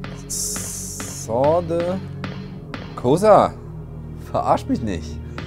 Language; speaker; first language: German; native; German